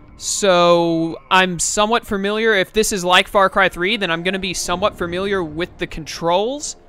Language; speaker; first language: English; native; English